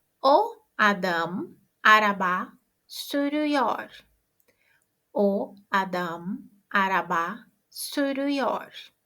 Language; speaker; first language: Turkish; non-native, fluent; Portuguese